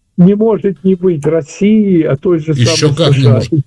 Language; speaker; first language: Russian; native; Russian